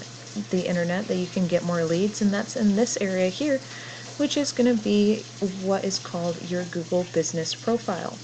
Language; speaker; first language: English; native; English